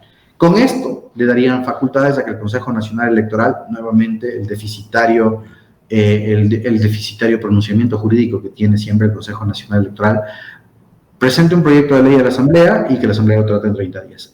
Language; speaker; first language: Spanish; native; Spanish